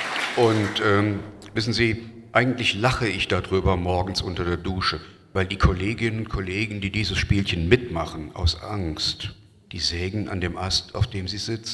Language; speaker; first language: German; native; German